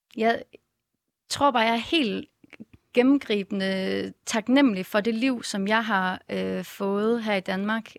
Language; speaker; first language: Danish; native; Danish